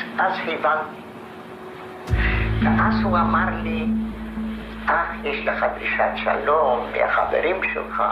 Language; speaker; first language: Hebrew; non-native, fluent; Polish